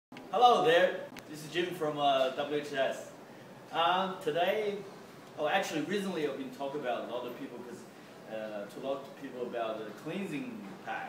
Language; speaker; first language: English; non-native, fluent; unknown